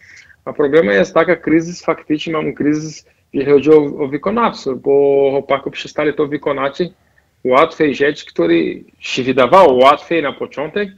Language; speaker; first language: Polish; non-native, fluent; Portuguese